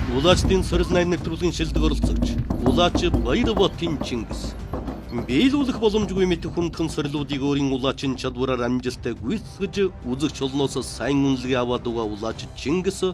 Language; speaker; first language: Mongolian; native; Mongolian